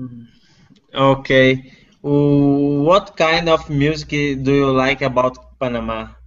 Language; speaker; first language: English; non-native, learner; Portuguese